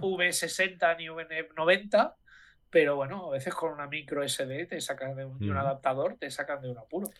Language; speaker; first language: Spanish; native; Spanish